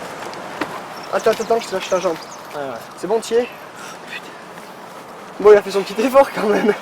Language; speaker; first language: French; native; French